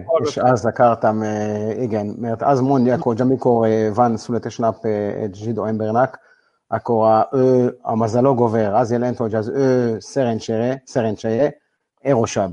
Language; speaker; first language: Hungarian; non-native, learner; Hebrew